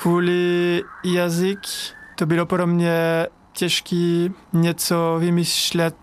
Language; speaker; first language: Czech; non-native, learner; French